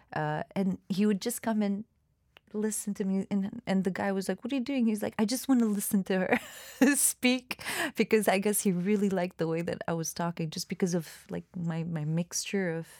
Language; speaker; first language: English; non-native, fluent; Albanian